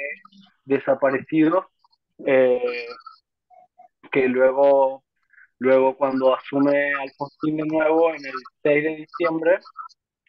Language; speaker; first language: Spanish; native; Spanish